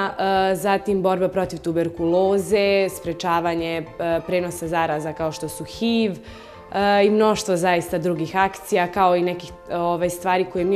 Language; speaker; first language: Croatian; native; Croatian